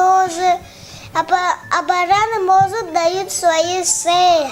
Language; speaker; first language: Russian; non-native, local second language; Tajik